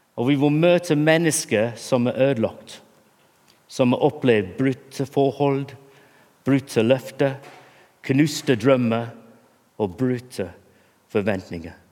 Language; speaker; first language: Norwegian; non-native, fluent; English